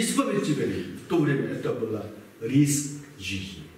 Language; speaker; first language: Russian; non-native, learner; Korean